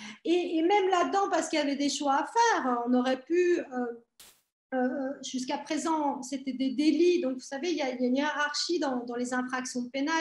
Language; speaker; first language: French; native; French